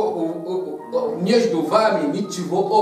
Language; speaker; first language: Russian; non-native, fluent; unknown